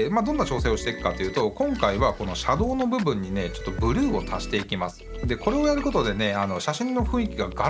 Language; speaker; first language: Japanese; native; Japanese